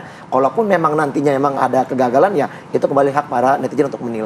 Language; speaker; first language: Indonesian; native; Indonesian